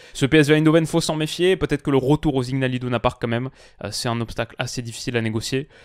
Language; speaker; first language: French; native; French